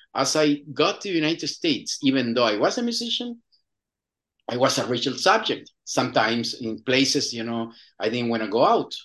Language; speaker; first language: English; non-native, fluent; Spanish